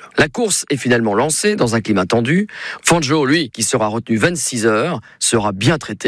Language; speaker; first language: French; native; French